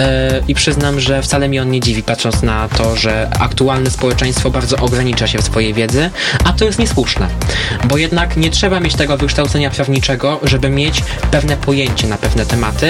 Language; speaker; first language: Polish; native; Polish